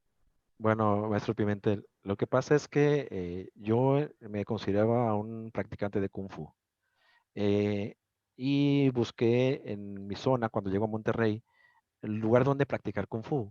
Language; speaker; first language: Spanish; native; Spanish